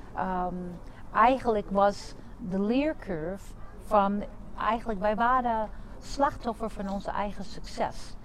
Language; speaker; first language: Dutch; non-native, fluent; English